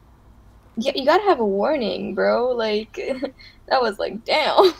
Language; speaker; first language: English; native; English